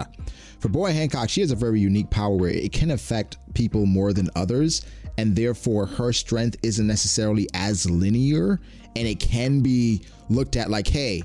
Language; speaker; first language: English; native; English